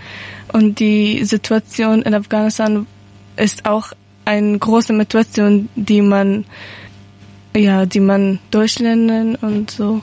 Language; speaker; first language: German; non-native, learner; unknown